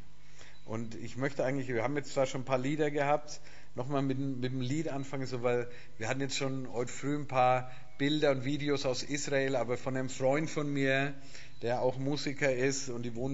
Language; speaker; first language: German; native; German